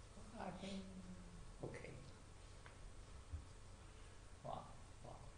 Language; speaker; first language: English; non-native, learner; Chinese